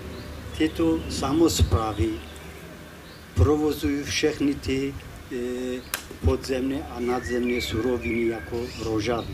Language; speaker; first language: Czech; non-native, fluent; Kurdish